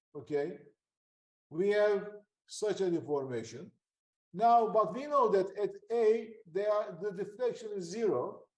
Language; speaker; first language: English; non-native, fluent; Turkish